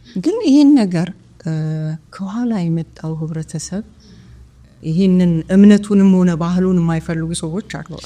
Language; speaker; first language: Amharic; non-native, local second language; Oromo